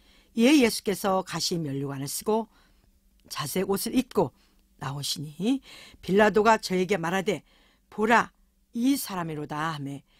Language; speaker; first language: Korean; native; Korean